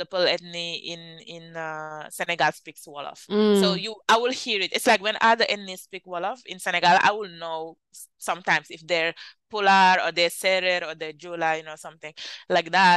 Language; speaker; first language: English; non-native, fluent; Wolof